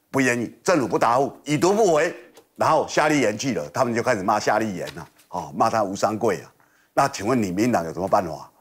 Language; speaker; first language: Chinese; native; Chinese